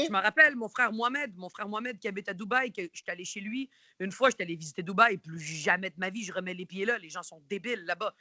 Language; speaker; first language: French; early bilingual, other home language; Arabic